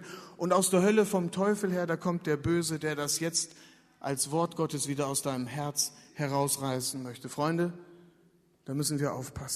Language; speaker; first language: German; native; German